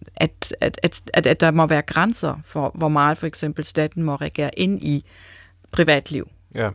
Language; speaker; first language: Danish; non-native, fluent; German